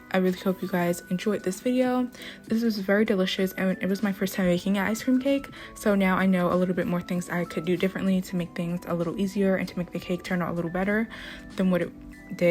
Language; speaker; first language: English; native; English